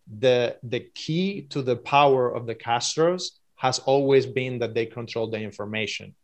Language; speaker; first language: English; non-native, fluent; Spanish